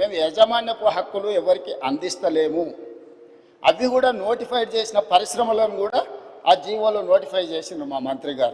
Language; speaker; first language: Telugu; native; Telugu